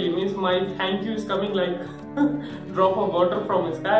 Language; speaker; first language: English; non-native, local second language; Hindi